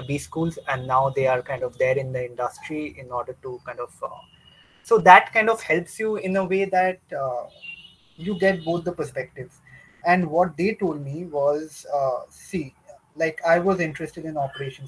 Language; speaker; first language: English; non-native, local second language; Bangla